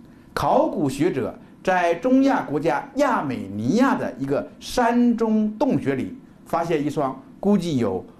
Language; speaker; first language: Chinese; native; Chinese